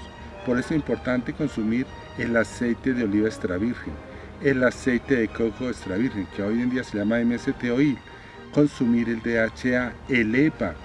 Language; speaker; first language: Spanish; native; Spanish